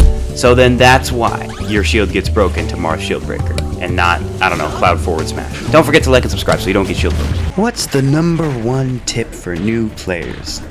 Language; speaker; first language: English; native; English